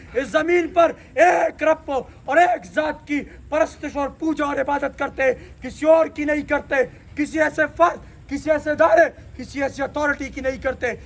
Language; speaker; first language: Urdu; non-native, local second language; Pashto